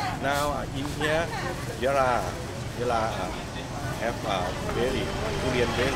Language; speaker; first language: English; non-native, learner; Thai